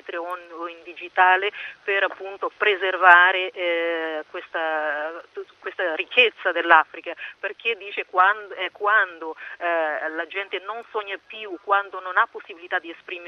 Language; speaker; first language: Italian; non-native, fluent; Portuguese